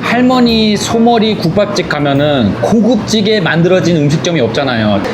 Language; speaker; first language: Korean; native; Korean